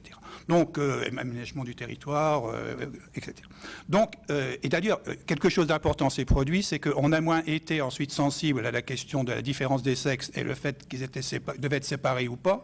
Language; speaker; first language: French; native; French